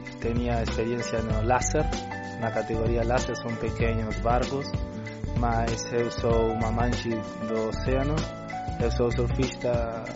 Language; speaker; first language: Portuguese; non-native, learner; Spanish